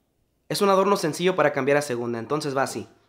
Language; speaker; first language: Spanish; native; Spanish